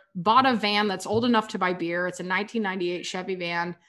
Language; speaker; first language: English; native; English